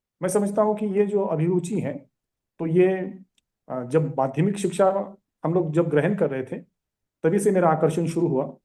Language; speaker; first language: Hindi; non-native, local second language; Marathi